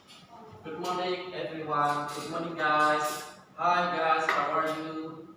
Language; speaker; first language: English; non-native, fluent; Indonesian